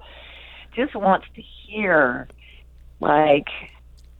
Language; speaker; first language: English; native; English